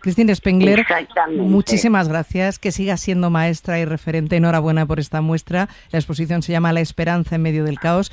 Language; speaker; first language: Spanish; native; Spanish